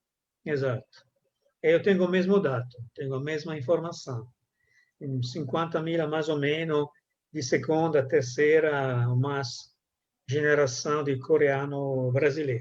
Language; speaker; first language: Portuguese; non-native, fluent; Italian